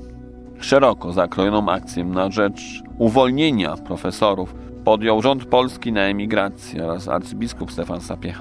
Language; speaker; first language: Polish; native; Polish